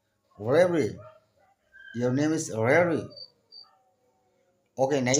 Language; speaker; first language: English; non-native, learner; Bangla